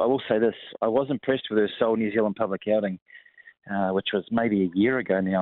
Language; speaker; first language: English; native; English